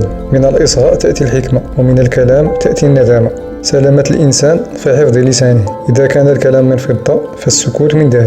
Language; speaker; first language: Arabic; native; Arabic